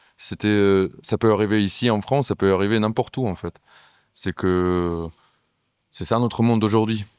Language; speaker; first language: French; non-native, fluent; Russian